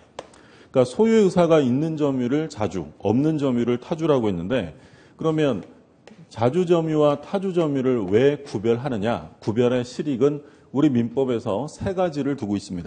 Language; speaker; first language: Korean; native; Korean